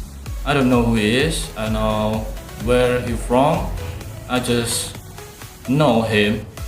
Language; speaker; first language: English; non-native, learner; Indonesian